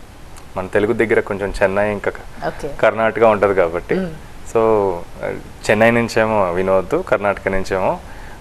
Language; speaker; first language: Telugu; native; Telugu